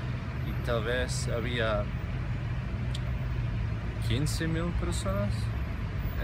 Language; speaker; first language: Spanish; non-native, fluent; English